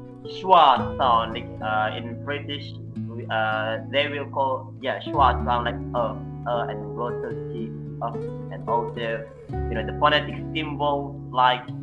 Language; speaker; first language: English; non-native, fluent; Indonesian